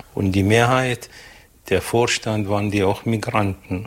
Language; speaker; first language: German; non-native, fluent; Arabic